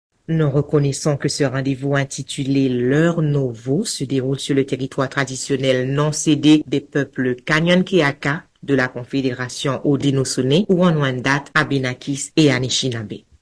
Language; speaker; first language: French; native; French